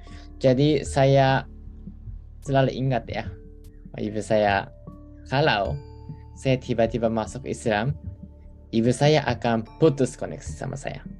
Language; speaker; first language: Indonesian; non-native, fluent; Japanese